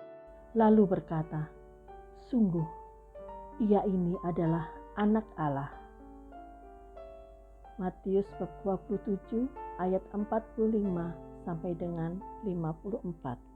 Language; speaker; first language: Indonesian; native; Indonesian